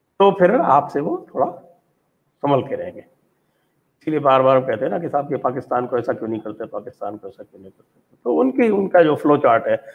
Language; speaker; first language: Hindi; native; Hindi